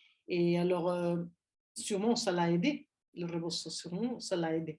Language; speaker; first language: French; non-native, fluent; Spanish